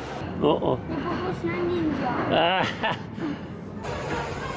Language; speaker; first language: Russian; early bilingual, heritage; Russian